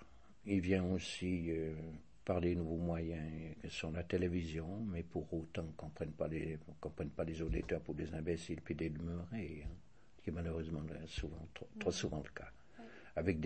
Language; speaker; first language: French; native; French